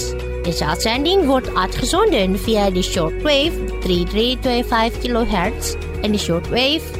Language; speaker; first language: Dutch; non-native, fluent; Indonesian